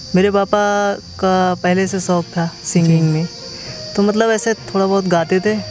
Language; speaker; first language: Hindi; native; Hindi